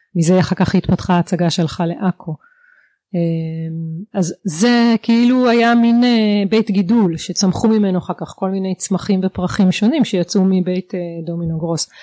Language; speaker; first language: Hebrew; native; Hebrew